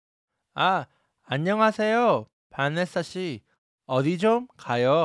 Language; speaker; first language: Korean; non-native, learner; English